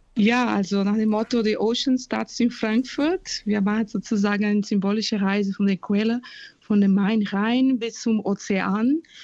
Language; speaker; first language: German; non-native, fluent; Portuguese